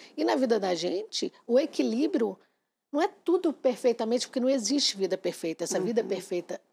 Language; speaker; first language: Portuguese; native; Portuguese